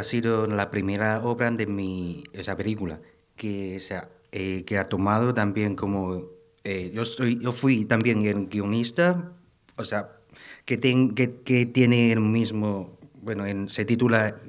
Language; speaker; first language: Spanish; non-native, fluent; Chinese